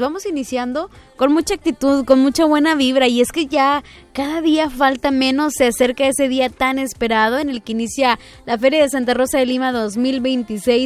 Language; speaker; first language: Spanish; native; Spanish